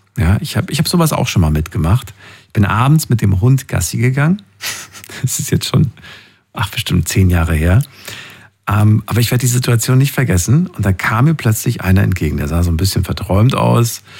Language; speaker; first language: German; native; German